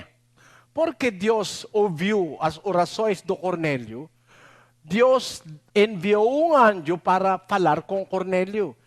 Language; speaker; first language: Portuguese; non-native, learner; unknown